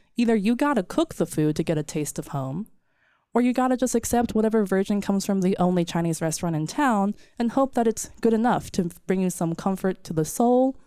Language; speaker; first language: English; native; English